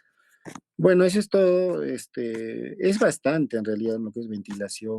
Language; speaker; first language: Spanish; native; Spanish